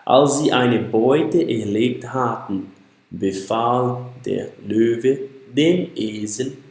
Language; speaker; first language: German; non-native, learner; Portuguese